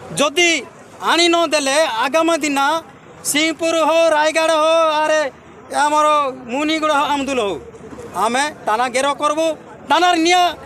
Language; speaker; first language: Odia; non-native, local second language; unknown